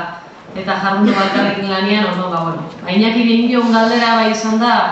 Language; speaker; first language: Basque; native; Basque